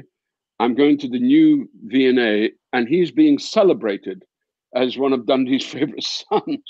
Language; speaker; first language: English; native; English